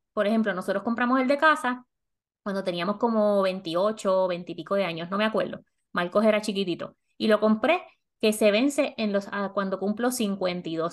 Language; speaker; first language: Spanish; native; Spanish